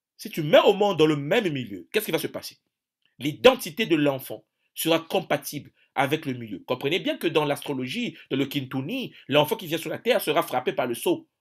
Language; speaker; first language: French; non-native, local second language; Kongo